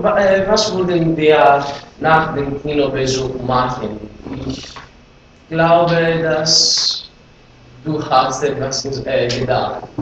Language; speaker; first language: German; non-native, learner; Greek